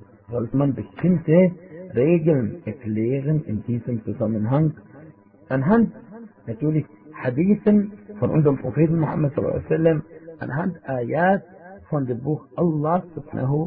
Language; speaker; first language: German; non-native, fluent; Arabic